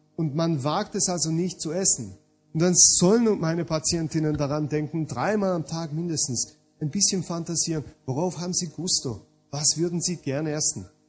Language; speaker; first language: German; non-native, fluent; Hungarian